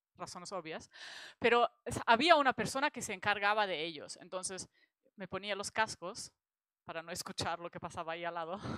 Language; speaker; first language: Spanish; non-native, fluent; German